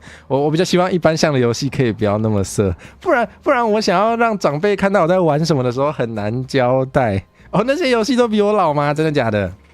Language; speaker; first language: Chinese; native; Chinese